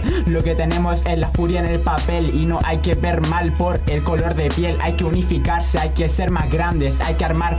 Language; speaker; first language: Spanish; native; Spanish